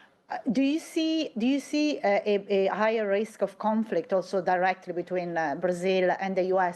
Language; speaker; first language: English; non-native, fluent; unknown